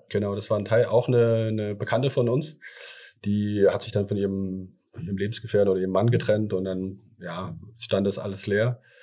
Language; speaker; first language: German; early bilingual, other home language; Thai